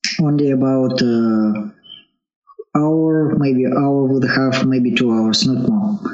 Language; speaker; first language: English; non-native, learner; Russian